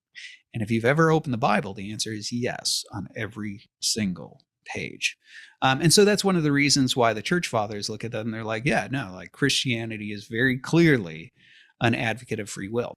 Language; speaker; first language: English; native; English